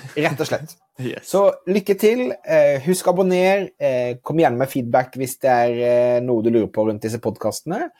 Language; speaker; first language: Norwegian; native; Norwegian